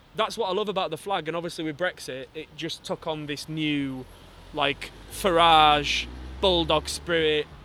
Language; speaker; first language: English; native; English